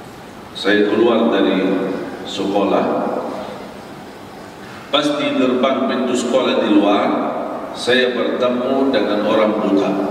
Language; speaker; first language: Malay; non-native, fluent; Arabic